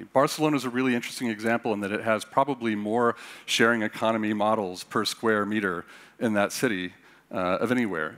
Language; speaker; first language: English; native; English